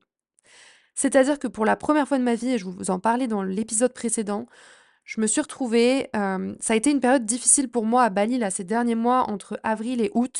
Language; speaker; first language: French; native; French